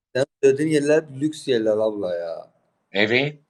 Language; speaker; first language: Turkish; native; Turkish